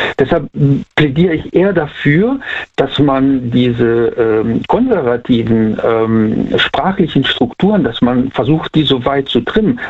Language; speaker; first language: German; native; German